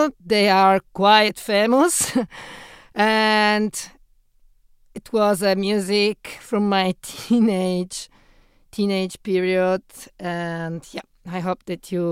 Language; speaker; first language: English; non-native, fluent; Italian